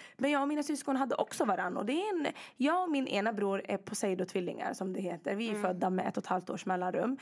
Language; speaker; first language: Swedish; early bilingual, other home language; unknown